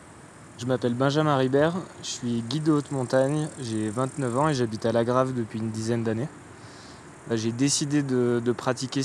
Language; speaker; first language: French; native; French